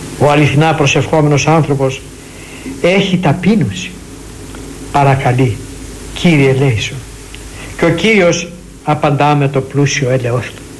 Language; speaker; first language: Greek; native; Greek